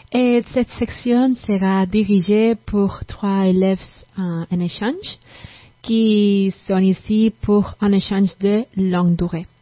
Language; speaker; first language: French; non-native, learner; Spanish